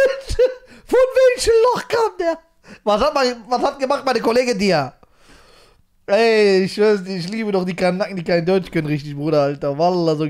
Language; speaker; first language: German; native; German